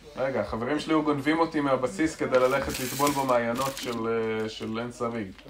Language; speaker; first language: Hebrew; native; Hebrew